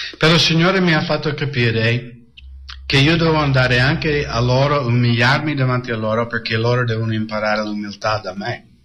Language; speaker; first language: Italian; non-native, fluent; English